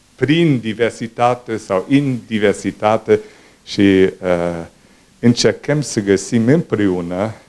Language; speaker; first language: Romanian; non-native, fluent; German